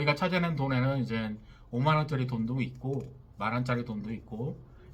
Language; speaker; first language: Korean; native; Korean